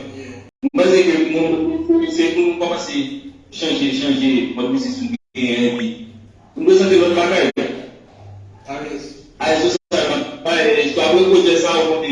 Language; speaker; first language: French; non-native, local second language; Haitian Creole